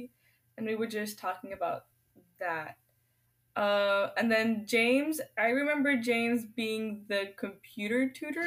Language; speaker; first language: English; native; English